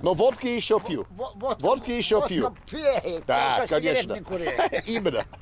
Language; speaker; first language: Russian; non-native, learner; English